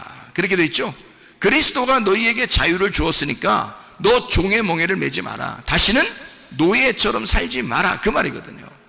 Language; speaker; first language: Korean; native; Korean